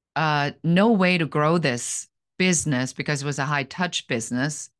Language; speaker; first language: English; non-native, fluent; German